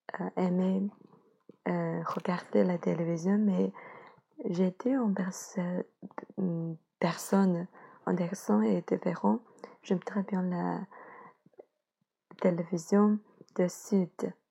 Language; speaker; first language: French; non-native, learner; Chinese